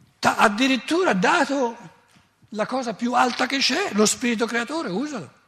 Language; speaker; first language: Italian; native; Italian